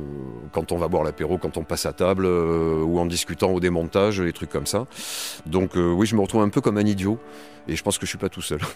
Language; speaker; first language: French; native; French